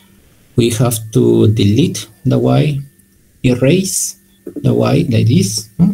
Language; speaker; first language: English; non-native, learner; Spanish